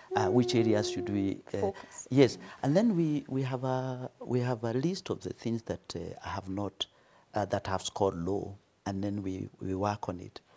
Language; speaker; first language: English; non-native, local second language; Kikuyu